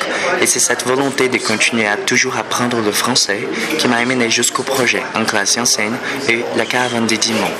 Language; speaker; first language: French; non-native, fluent; Portuguese